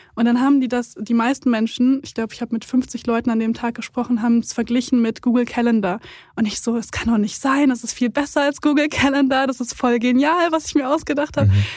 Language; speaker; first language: German; native; German